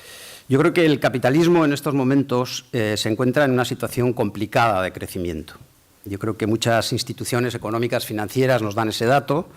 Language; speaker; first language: Spanish; native; Spanish